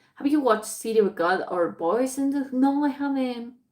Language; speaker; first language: English; non-native, fluent; Spanish